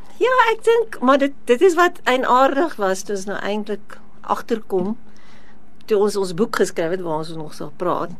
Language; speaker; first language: Afrikaans; native; Afrikaans